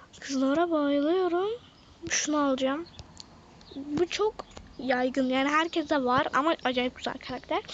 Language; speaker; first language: Turkish; native; Turkish